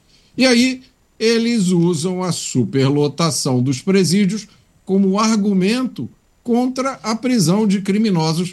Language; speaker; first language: Portuguese; native; Portuguese